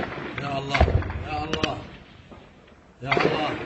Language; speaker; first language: Arabic; native; Arabic